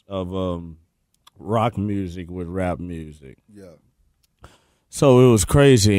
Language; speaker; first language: English; native; English